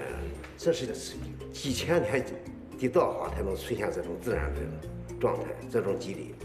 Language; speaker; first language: Chinese; native; Chinese